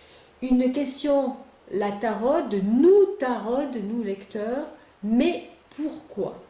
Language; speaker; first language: French; native; French